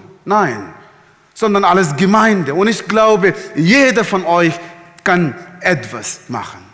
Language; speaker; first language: German; non-native, fluent; Arabic